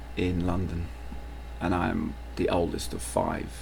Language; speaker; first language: English; native; English